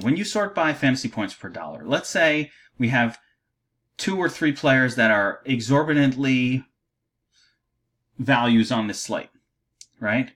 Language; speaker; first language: English; native; English